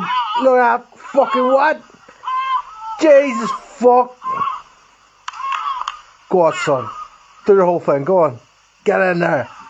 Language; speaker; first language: English; native; English